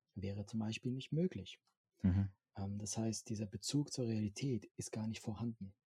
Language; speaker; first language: German; non-native, fluent; French